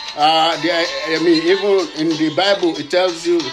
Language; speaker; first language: English; non-native, local second language; Yoruba